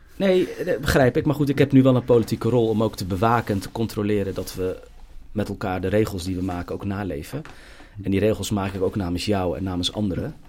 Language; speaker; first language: Dutch; native; Dutch